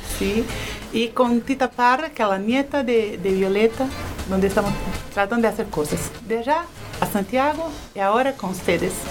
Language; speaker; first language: Spanish; non-native, learner; Portuguese